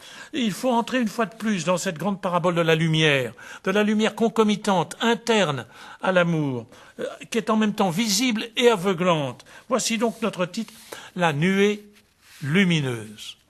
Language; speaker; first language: French; native; French